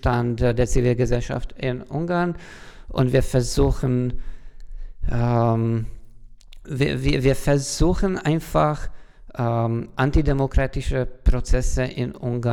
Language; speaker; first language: German; non-native, fluent; Hungarian